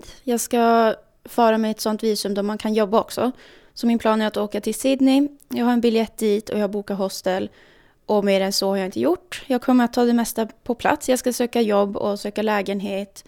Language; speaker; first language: Swedish; native; Swedish